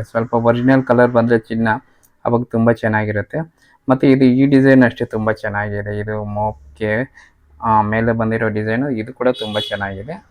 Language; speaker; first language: Kannada; non-native, local second language; Telugu